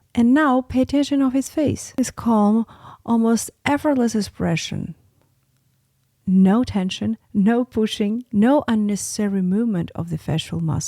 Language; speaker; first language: English; non-native, fluent; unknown